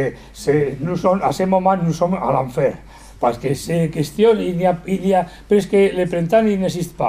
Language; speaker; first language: French; non-native, learner; Spanish